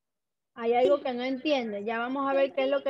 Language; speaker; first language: Spanish; native; Spanish